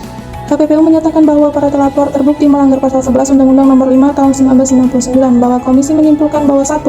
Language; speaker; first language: Indonesian; native; Indonesian